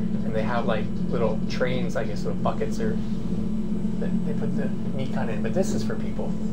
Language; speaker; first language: English; native; English